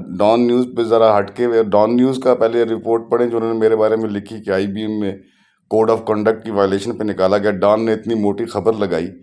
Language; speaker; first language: Urdu; non-native, local second language; Punjabi